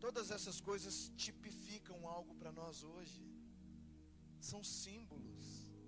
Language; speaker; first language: Portuguese; native; Portuguese